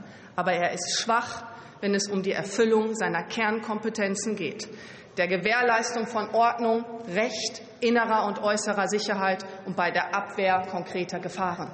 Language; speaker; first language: German; native; German